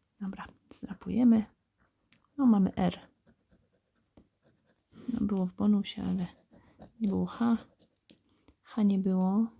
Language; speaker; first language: Polish; native; Polish